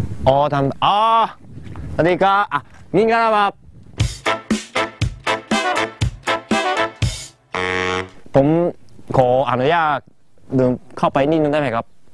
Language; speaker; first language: Thai; non-native, fluent; Japanese